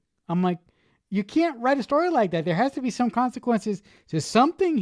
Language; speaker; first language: English; native; English